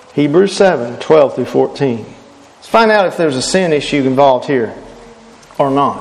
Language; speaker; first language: English; native; English